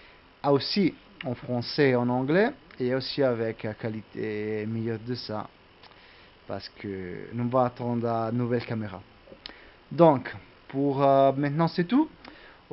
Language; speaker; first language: French; non-native, learner; Italian